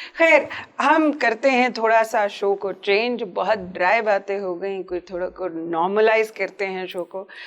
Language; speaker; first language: Urdu; native; Urdu